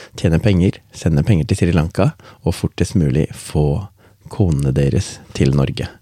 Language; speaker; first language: Norwegian; non-native, local second language; Tamil